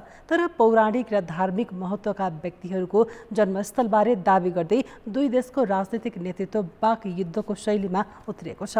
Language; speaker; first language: Nepali; native; Nepali